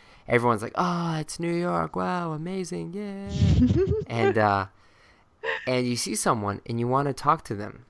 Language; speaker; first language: English; native; English